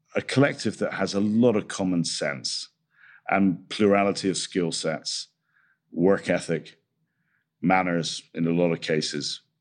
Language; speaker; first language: English; native; English